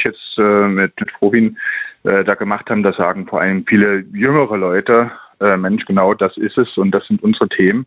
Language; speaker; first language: German; native; German